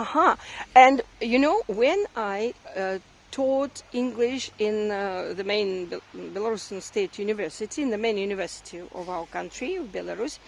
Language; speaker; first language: English; non-native, learner; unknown